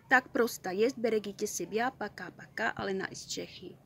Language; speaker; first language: Russian; non-native, learner; Czech